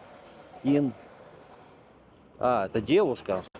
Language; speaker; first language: Russian; native; Russian